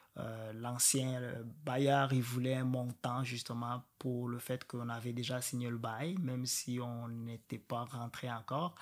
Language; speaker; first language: French; non-native, local second language; Rundi